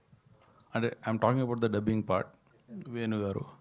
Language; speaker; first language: Telugu; native; Telugu